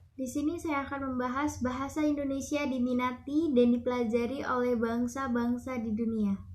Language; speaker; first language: Indonesian; native; Indonesian